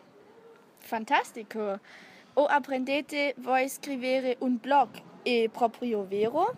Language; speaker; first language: Italian; non-native, learner; German